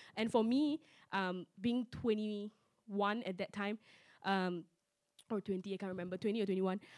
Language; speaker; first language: English; non-native, local second language; Min Nan Chinese